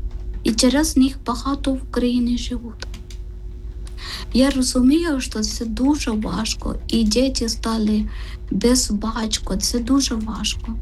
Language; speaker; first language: Ukrainian; non-native, learner; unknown